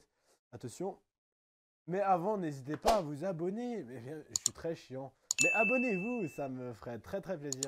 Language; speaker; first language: French; native; French